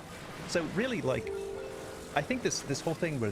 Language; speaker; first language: English; native; English